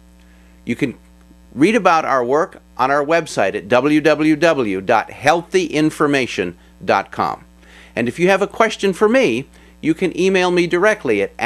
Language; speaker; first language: English; native; English